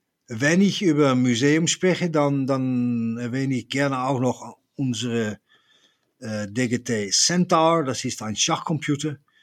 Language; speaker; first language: German; non-native, fluent; Dutch